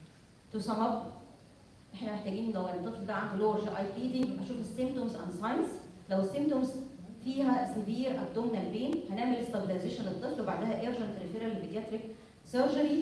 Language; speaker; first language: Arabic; native; Arabic